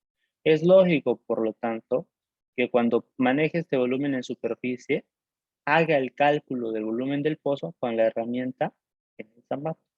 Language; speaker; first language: Spanish; native; Spanish